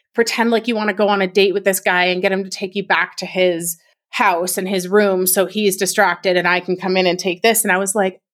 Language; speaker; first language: English; native; English